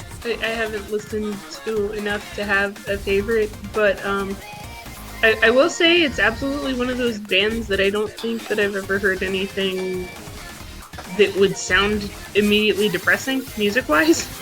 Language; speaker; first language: English; native; English